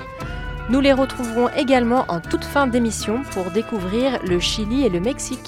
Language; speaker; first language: French; native; French